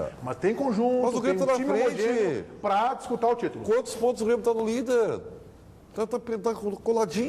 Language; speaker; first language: Portuguese; native; Portuguese